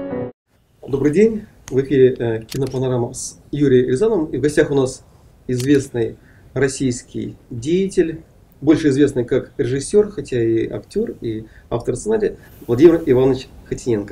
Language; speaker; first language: Russian; native; Russian